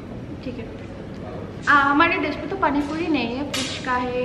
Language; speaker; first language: Hindi; non-native, learner; Bangla